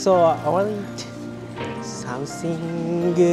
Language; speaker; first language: English; non-native, learner; Japanese